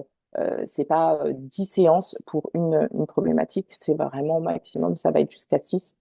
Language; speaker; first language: French; native; French